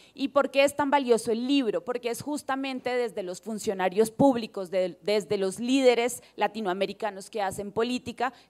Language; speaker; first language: Spanish; native; Spanish